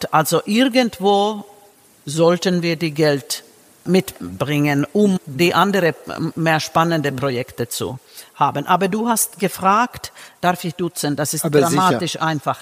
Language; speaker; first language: German; non-native, fluent; Finnish